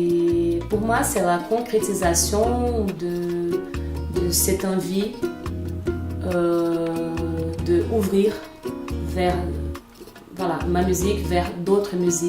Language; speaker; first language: French; non-native, fluent; Portuguese